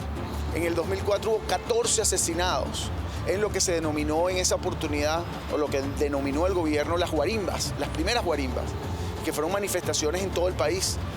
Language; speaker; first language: Spanish; native; Spanish